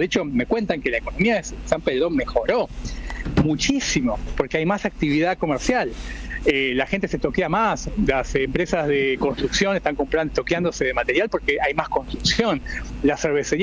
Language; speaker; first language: Spanish; native; Spanish